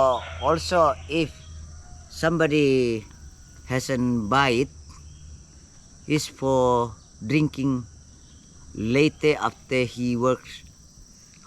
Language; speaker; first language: English; non-native, fluent; Indonesian